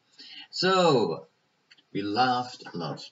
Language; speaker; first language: English; non-native, fluent; Persian